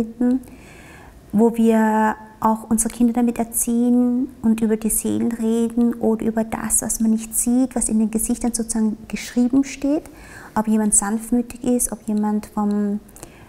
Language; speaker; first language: German; early bilingual, other home language; Vietnamese